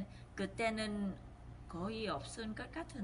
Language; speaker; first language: Korean; non-native, fluent; Vietnamese